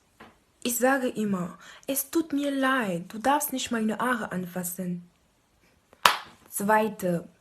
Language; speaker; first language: German; non-native, fluent; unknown